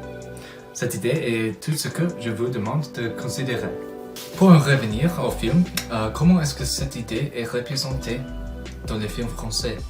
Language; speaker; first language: French; non-native, fluent; English